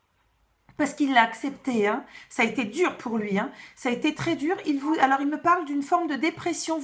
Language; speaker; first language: French; native; French